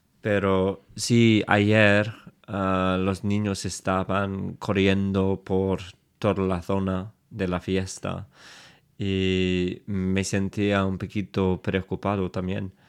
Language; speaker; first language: Spanish; non-native, fluent; English